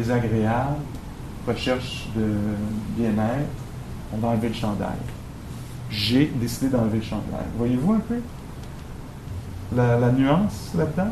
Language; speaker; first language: French; native; French